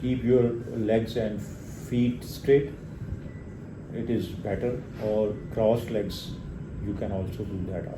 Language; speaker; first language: English; non-native, local second language; Urdu